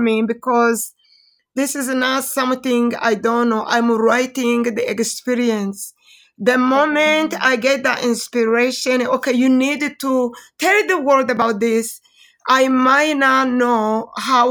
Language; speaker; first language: English; non-native, local second language; Kinyarwanda